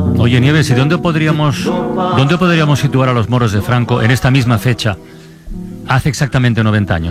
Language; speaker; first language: Spanish; native; Spanish